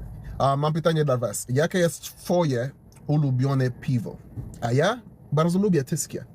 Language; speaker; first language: Polish; non-native, learner; English